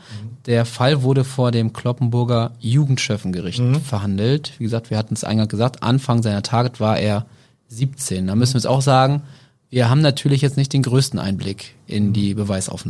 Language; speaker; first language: German; native; German